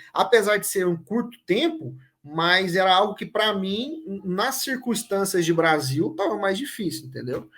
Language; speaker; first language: Portuguese; native; Portuguese